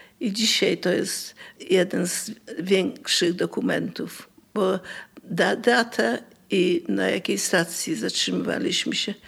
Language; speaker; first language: Polish; native; Polish